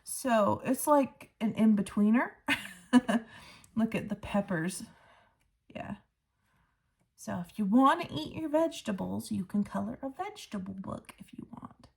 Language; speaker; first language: English; native; English